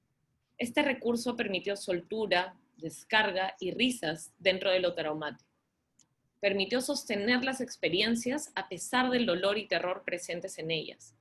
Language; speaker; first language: Spanish; native; Spanish